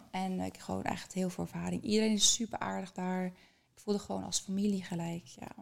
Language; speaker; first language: Dutch; early bilingual, other home language; Afrikaans